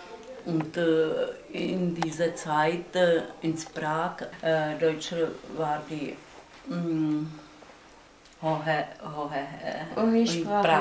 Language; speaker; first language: German; non-native, learner; Czech